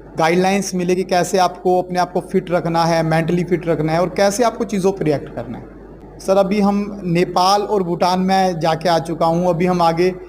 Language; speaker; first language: Hindi; native; Hindi